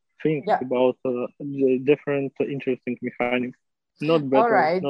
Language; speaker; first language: English; non-native, learner; Russian